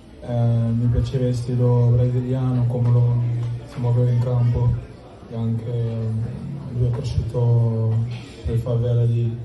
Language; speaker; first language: Italian; non-native, learner; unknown